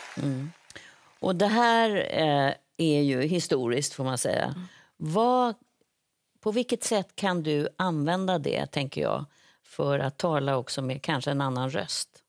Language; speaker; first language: Swedish; native; Swedish